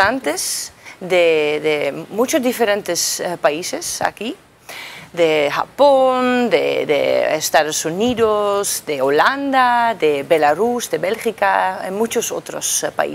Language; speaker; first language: Spanish; non-native, learner; Dutch